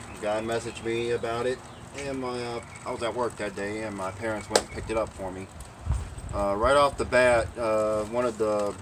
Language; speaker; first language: English; native; English